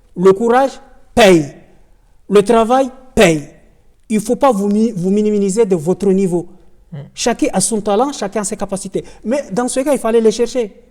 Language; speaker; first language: French; non-native, local second language; Ngazidja Comorian